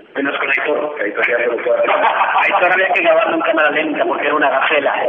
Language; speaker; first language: Spanish; native; Spanish